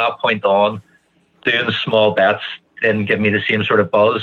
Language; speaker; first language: English; native; English